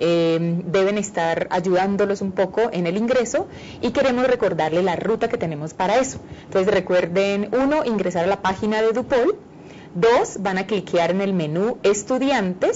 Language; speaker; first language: Spanish; native; Spanish